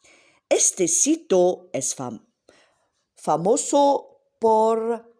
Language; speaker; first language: Spanish; non-native, learner; Arabic